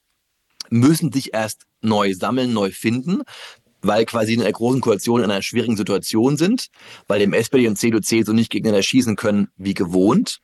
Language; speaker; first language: German; native; German